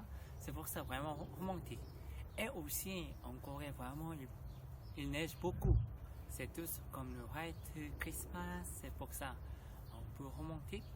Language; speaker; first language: French; non-native, learner; Korean